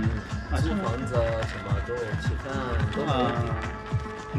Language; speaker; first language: Chinese; non-native, fluent; Arabic